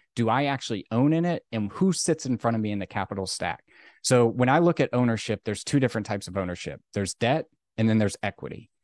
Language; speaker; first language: English; native; English